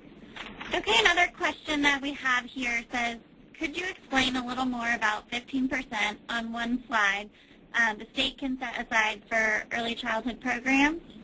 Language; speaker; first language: English; native; English